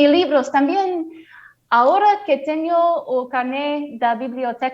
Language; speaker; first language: Spanish; non-native, fluent; English